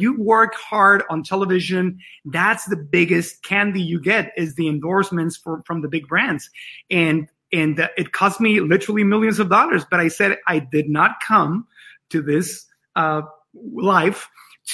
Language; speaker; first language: English; non-native, fluent; Spanish